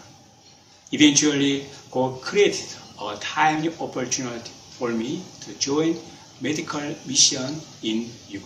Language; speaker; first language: English; non-native, fluent; Korean